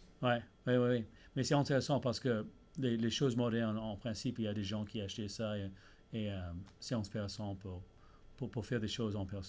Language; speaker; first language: French; early bilingual, heritage; English